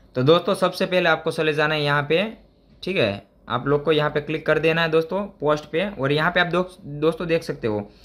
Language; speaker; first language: Hindi; non-native, local second language; Gujarati